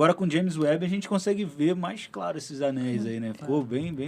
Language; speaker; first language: Portuguese; native; Portuguese